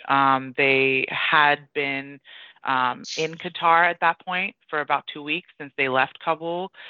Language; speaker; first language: English; early bilingual, other home language; Persian